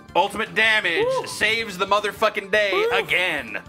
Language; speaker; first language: English; native; English